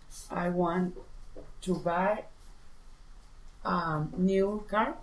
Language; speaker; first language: English; non-native, learner; Spanish